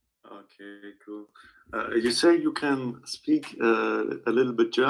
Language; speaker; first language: English; non-native, learner; German